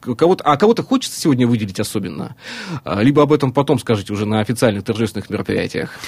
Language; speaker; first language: Russian; native; Russian